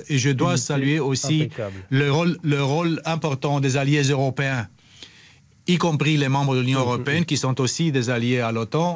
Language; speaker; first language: French; non-native, fluent; Romanian